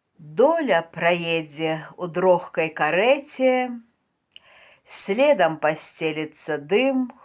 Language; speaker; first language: Belarusian; native; Belarusian